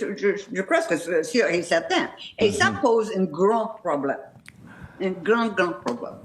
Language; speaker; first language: French; non-native, fluent; English